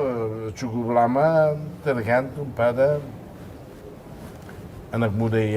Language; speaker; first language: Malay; non-native, fluent; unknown